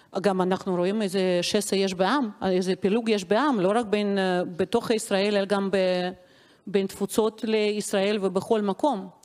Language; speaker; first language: Hebrew; non-native, fluent; Russian